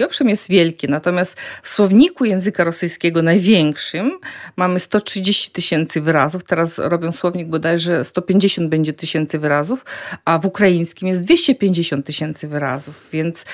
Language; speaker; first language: Polish; non-native, fluent; Ukrainian